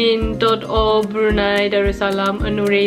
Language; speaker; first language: Welsh; non-native, learner; Malay